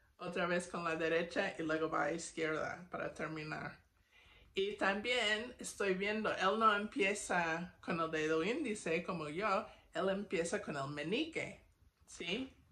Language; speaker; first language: Spanish; non-native, fluent; English